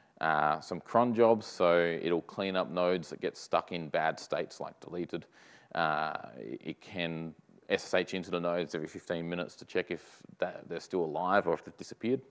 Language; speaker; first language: English; native; English